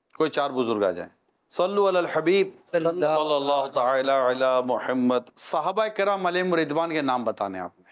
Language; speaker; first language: Urdu; native; Urdu